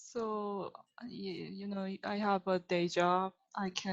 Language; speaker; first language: English; non-native, learner; Korean